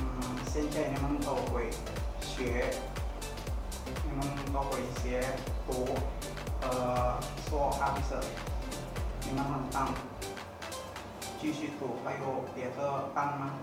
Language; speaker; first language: Chinese; non-native, fluent; Indonesian